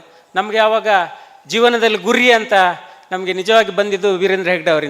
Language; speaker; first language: Kannada; native; Kannada